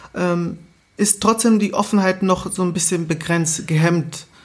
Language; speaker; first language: German; early bilingual, other home language; Portuguese